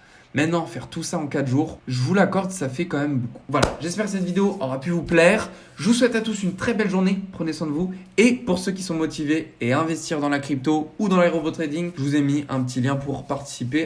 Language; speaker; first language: French; native; French